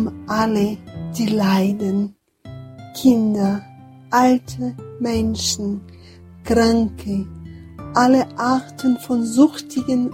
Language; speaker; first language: German; non-native, fluent; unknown